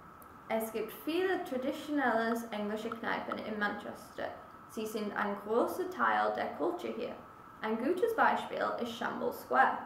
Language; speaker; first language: German; non-native, learner; English